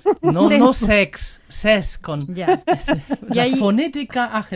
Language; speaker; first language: Spanish; non-native, learner; German